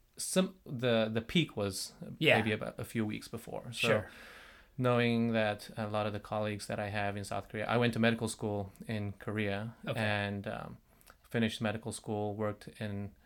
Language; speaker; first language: English; non-native, fluent; Korean